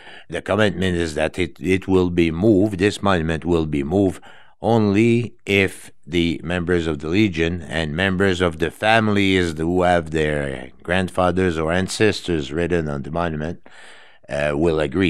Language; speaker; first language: English; non-native, fluent; French